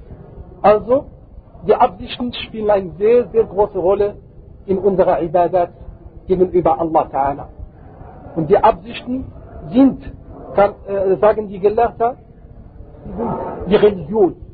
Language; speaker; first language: German; non-native, fluent; Arabic